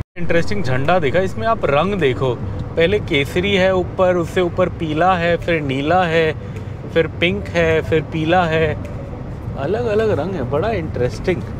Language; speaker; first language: Hindi; non-native, local second language; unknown